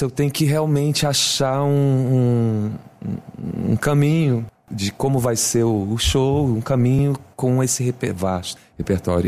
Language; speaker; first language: Portuguese; native; Portuguese